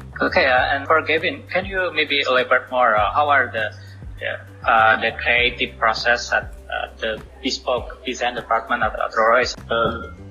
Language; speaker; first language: English; non-native, learner; Indonesian